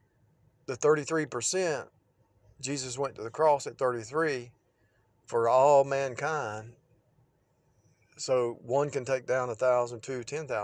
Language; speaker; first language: English; native; English